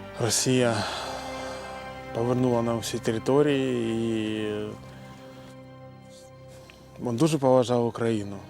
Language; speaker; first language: Ukrainian; non-native, local second language; Russian